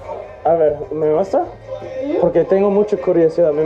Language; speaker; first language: Spanish; non-native, fluent; English